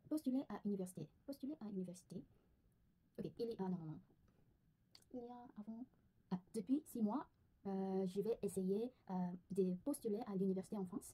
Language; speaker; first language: French; non-native, learner; Korean